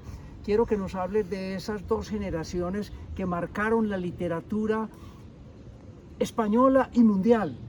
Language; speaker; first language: Spanish; native; Spanish